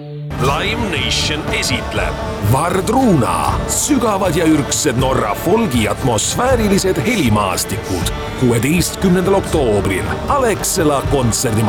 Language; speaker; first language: Estonian; native; Estonian